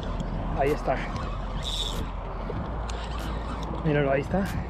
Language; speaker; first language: Spanish; native; Spanish